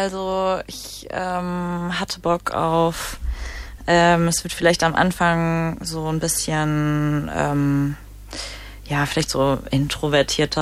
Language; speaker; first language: German; native; German